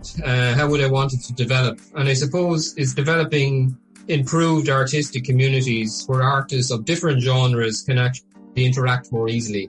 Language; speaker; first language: English; native; English